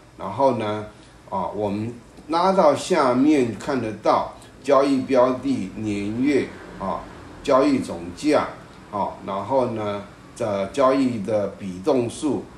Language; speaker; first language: Chinese; native; Chinese